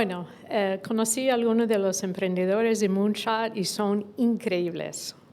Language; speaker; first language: Spanish; non-native, fluent; English